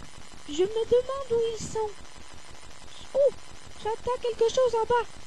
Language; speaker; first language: French; native; French